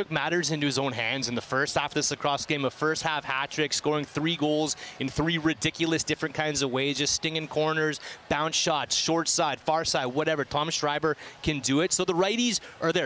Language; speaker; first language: English; native; English